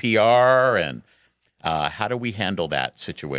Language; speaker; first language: English; native; English